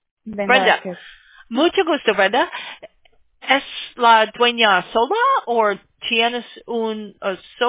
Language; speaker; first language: Spanish; non-native, learner; English